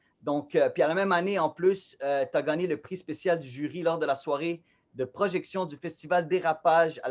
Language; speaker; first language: French; native; French